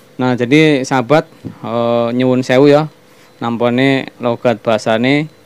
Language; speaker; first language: Indonesian; non-native, local second language; Javanese